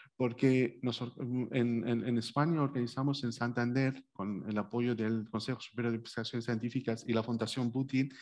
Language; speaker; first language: Spanish; non-native, fluent; Arabic